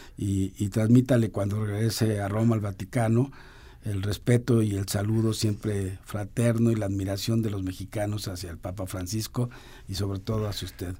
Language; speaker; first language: Spanish; native; Spanish